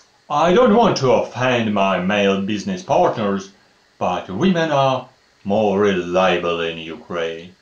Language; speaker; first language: English; non-native, fluent; Russian